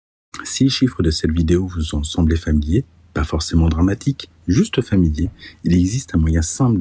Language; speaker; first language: French; native; French